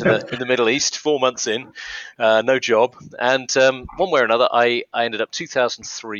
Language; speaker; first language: English; native; English